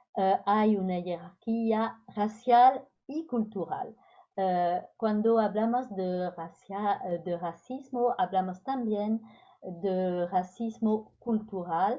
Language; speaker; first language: Spanish; non-native, fluent; French